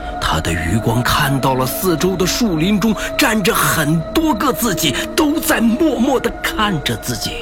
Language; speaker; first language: Chinese; native; Chinese